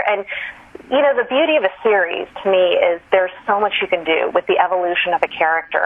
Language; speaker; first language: English; native; English